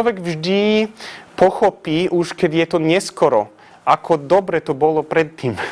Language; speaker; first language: Slovak; non-native, fluent; Swedish